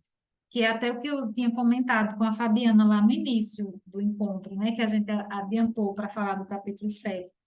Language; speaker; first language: Portuguese; native; Portuguese